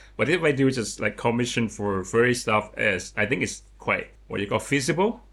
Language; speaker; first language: English; non-native, learner; Lao